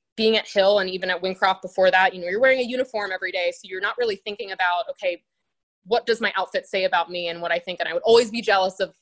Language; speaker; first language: English; native; English